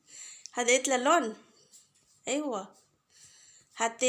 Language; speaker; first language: Arabic; non-native, learner; Bangla